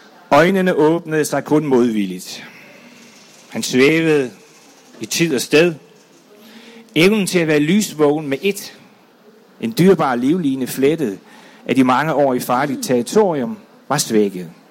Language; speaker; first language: Danish; native; Danish